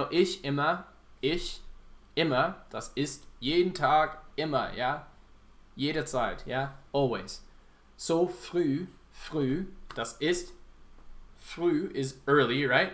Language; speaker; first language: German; non-native, fluent; English